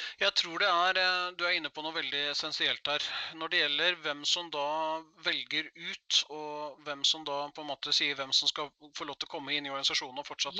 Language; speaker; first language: Norwegian; native; Norwegian